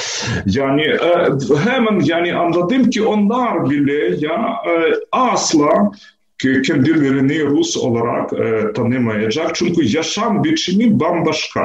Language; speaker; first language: Turkish; non-native, fluent; Ukrainian